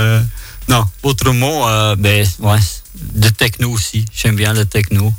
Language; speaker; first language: French; non-native, local second language; Dutch